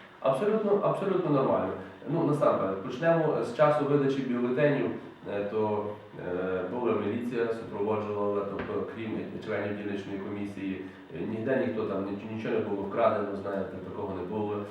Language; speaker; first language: Ukrainian; native; Ukrainian